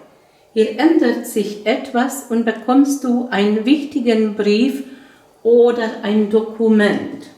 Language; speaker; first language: German; non-native, fluent; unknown